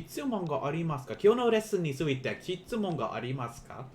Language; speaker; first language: Japanese; non-native, learner; English